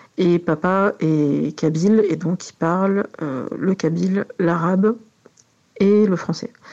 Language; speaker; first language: French; native; French